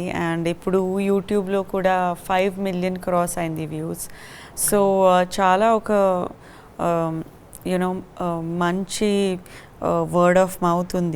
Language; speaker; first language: Telugu; non-native, learner; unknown